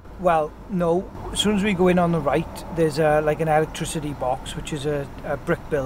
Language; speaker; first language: English; native; English